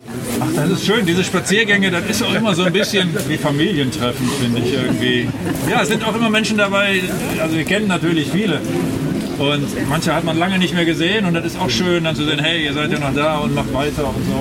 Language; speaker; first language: German; native; German